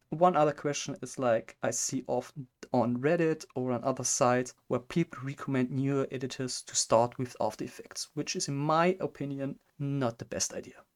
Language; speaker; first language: English; non-native, fluent; German